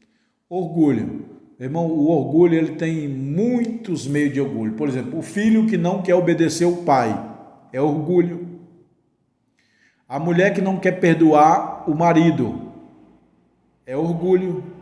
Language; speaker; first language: Portuguese; native; Portuguese